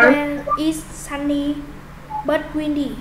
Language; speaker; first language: English; non-native, learner; Vietnamese